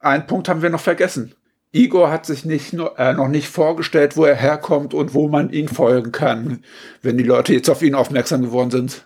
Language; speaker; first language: German; native; German